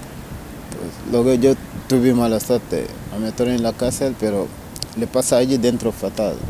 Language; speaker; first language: Spanish; non-native, learner; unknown